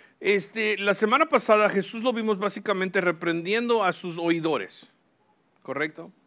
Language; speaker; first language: Spanish; early bilingual, heritage; Spanish